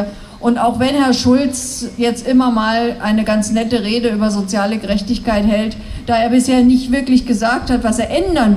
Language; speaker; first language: German; native; German